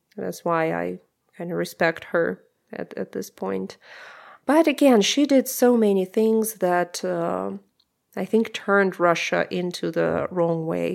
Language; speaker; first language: English; non-native, fluent; Russian